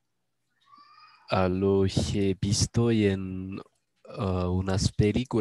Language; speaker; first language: Spanish; non-native, learner; Malagasy